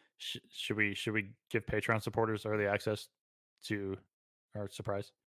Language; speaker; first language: English; native; English